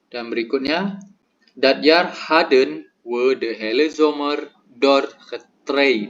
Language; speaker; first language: Dutch; non-native, learner; Indonesian